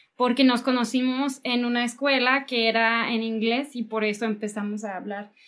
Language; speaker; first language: Spanish; non-native, fluent; English